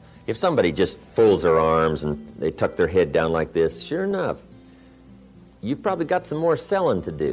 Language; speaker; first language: English; native; English